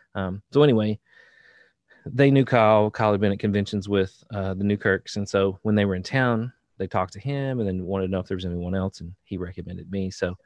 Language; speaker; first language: English; native; English